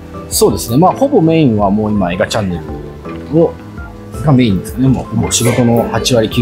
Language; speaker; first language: Japanese; native; Japanese